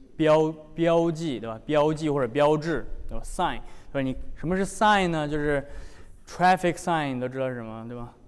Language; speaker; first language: Chinese; native; Chinese